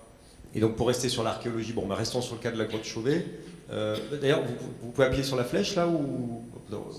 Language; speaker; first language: French; native; French